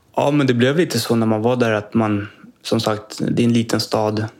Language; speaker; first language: Swedish; native; Swedish